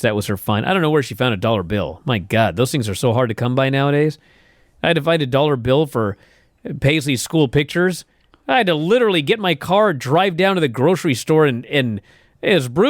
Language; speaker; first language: English; native; English